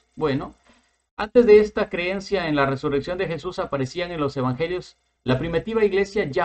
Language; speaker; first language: Spanish; native; Spanish